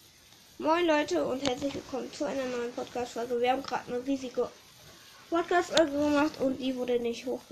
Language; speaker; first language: German; native; German